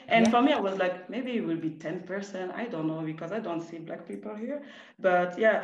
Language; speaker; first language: English; non-native, fluent; French